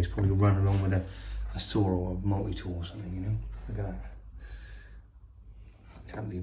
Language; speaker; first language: English; native; English